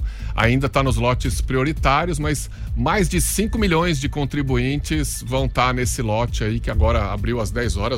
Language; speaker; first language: Portuguese; native; Portuguese